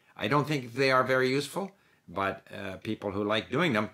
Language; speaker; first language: English; early bilingual, other home language; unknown